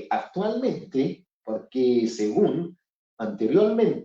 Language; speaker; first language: Spanish; non-native, fluent; Haitian Creole